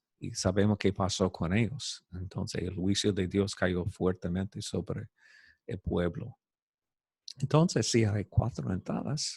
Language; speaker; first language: Spanish; non-native, fluent; English